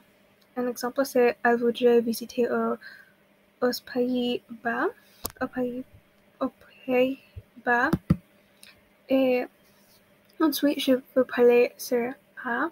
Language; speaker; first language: French; non-native, learner; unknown